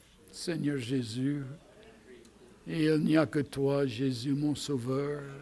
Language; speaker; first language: French; non-native, fluent; English